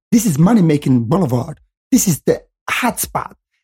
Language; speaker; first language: English; non-native, fluent; Somali